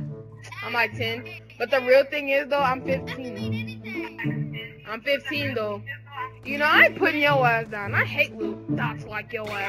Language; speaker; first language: English; native; English